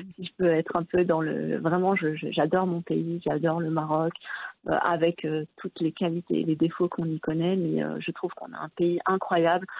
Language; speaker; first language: French; early bilingual, other home language; Arabic